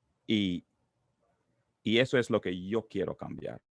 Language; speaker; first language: Spanish; non-native, local second language; English